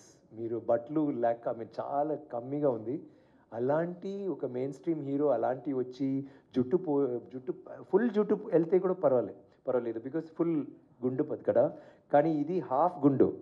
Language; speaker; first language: Telugu; non-native, learner; Tamil